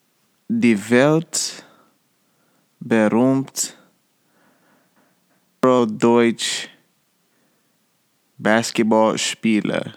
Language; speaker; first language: German; non-native, learner; English